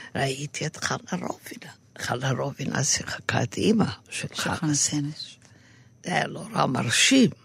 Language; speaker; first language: Hebrew; non-native, fluent; Yiddish